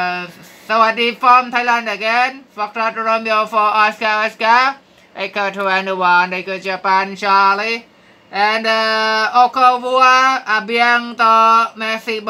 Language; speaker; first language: English; non-native, learner; Thai